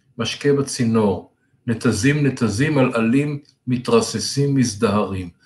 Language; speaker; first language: Hebrew; native; Hebrew